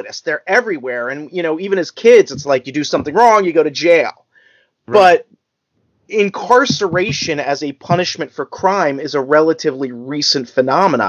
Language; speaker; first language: English; native; English